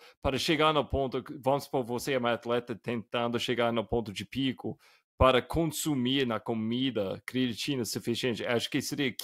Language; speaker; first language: Portuguese; non-native, fluent; English